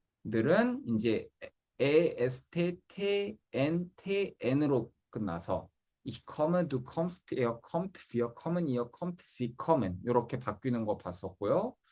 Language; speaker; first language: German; non-native, fluent; Korean